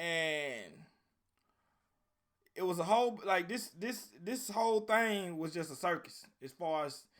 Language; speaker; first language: English; native; English